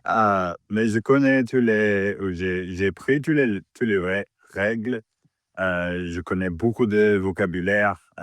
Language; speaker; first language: French; non-native, learner; English